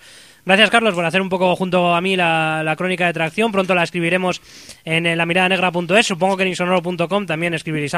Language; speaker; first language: Spanish; native; Spanish